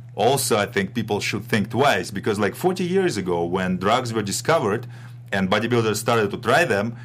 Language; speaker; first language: English; non-native, fluent; Russian